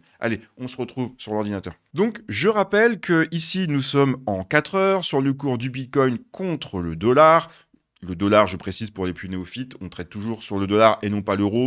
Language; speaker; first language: French; native; French